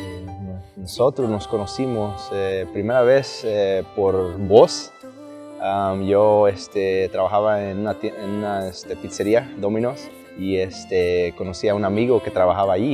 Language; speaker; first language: Spanish; early bilingual, other home language; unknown